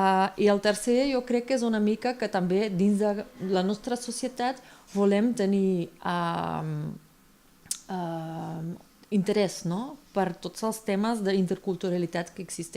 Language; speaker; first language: Catalan; non-native, fluent; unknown